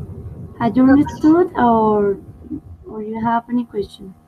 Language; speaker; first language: English; non-native, fluent; Spanish